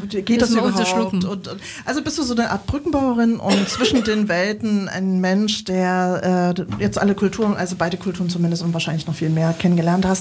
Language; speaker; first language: German; native; German